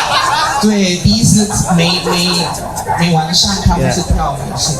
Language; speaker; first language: Chinese; non-native, learner; Indonesian